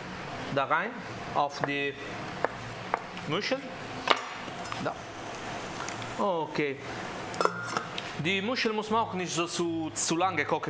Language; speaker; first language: German; non-native, learner; Italian